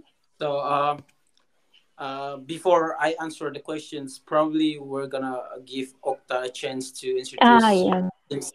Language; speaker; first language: English; non-native, learner; Indonesian